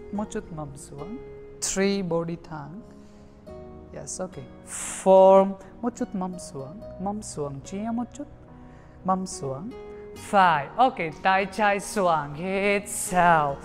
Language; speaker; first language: Vietnamese; non-native, learner; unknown